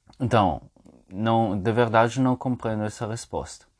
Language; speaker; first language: Portuguese; non-native, fluent; French